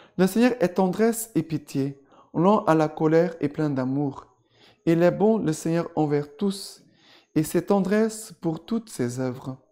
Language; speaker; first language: French; non-native, fluent; Portuguese